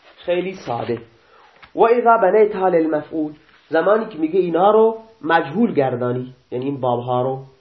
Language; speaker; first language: Persian; non-native, local second language; Baluchi